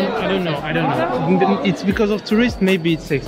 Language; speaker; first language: English; non-native, fluent; Turkish